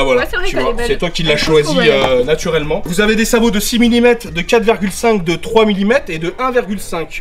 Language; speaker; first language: French; native; French